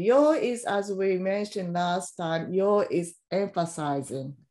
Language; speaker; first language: English; non-native, fluent; Japanese